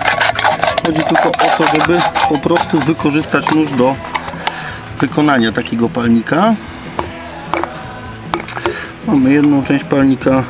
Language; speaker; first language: Polish; native; Polish